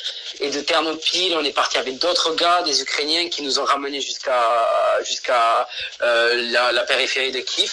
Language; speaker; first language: French; native; French